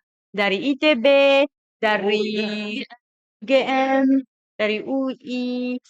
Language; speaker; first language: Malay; non-native, fluent; Japanese